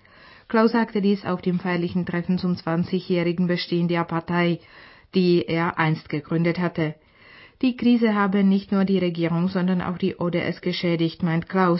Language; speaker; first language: German; non-native, fluent; Czech